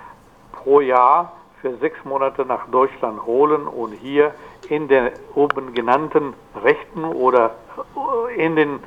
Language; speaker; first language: German; non-native, fluent; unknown